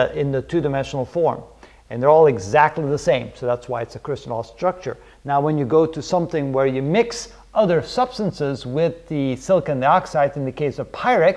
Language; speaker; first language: English; non-native, fluent; Dutch